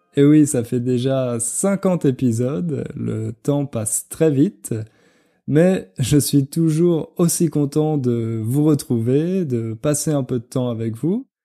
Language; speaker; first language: French; native; French